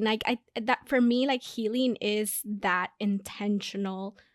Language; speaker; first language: English; native; English